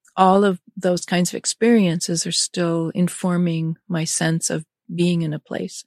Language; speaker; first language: English; early bilingual, other home language; German